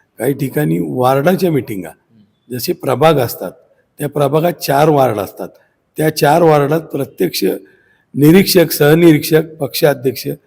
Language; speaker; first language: Marathi; native; Marathi